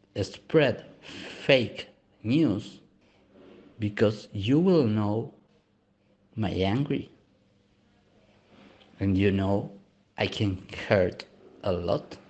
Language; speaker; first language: English; non-native, learner; Spanish